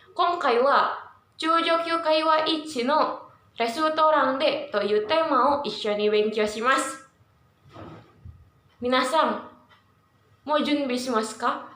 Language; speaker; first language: Japanese; non-native, learner; Indonesian